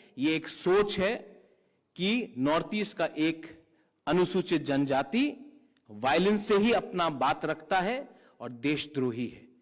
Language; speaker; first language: Hindi; non-native, local second language; Kok Borok